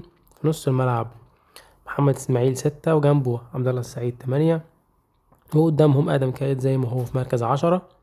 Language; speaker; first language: Arabic; native; Arabic